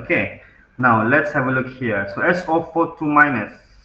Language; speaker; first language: English; non-native, local second language; Malay